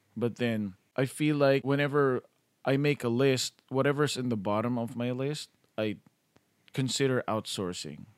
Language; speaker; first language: English; non-native, local second language; Filipino